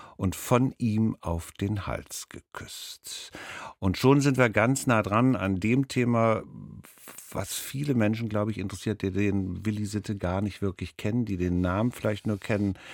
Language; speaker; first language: German; native; German